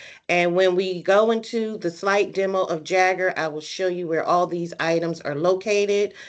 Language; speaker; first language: English; native; English